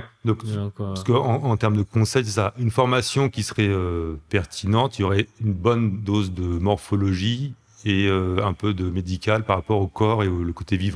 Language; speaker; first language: French; native; French